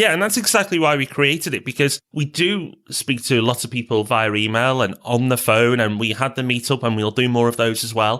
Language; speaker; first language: English; native; English